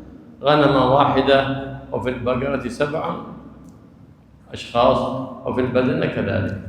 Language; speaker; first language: Arabic; native; Arabic